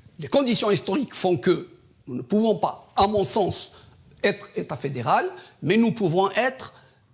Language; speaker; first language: French; non-native, local second language; Kabyle